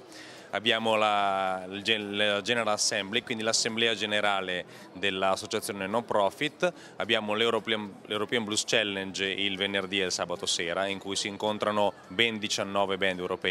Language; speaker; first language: Italian; native; Italian